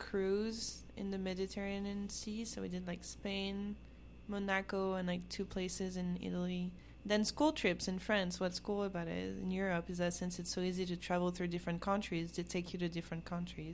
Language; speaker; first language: English; non-native, fluent; French